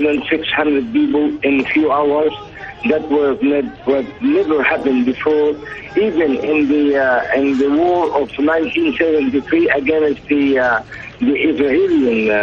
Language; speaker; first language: English; non-native, fluent; Arabic